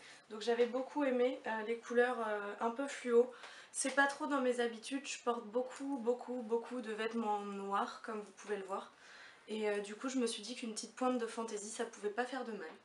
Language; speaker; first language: French; native; French